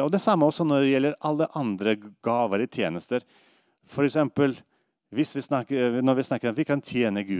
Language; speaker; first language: Swedish; non-native, fluent; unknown